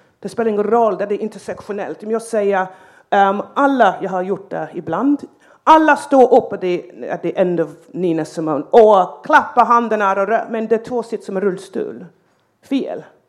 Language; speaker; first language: Swedish; non-native, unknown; English